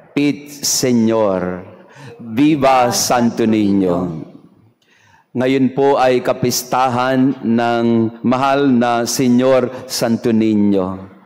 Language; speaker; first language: Filipino; non-native, local second language; Bikol